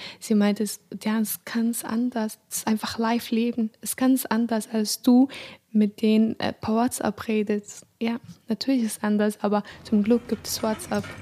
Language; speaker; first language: German; non-native, fluent; Arabic